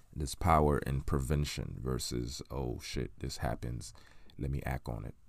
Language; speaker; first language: English; early bilingual, other home language; Haitian Creole